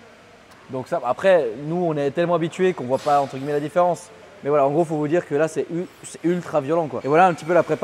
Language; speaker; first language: French; native; French